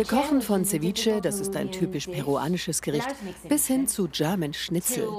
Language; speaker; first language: German; early bilingual, heritage; English